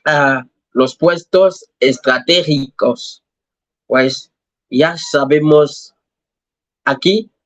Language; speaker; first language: Spanish; non-native, learner; French